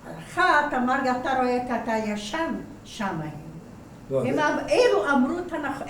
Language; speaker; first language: Hebrew; non-native, fluent; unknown